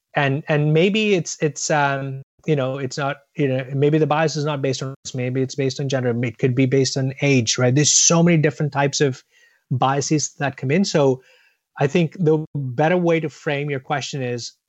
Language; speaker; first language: English; non-native, local second language; Tamil